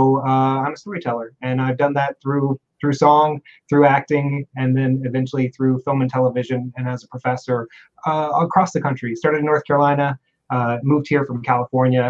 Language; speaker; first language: English; native; English